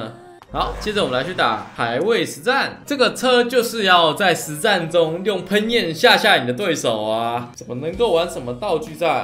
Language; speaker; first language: Chinese; native; Chinese